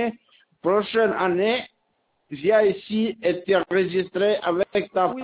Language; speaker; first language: French; non-native, learner; Albanian